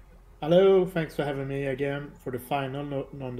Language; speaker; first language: English; non-native, fluent; Swedish